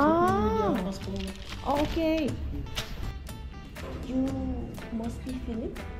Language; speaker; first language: English; non-native, fluent; Korean